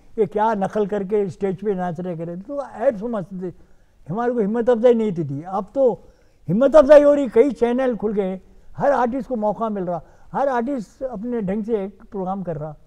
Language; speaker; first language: Hindi; non-native, local second language; Urdu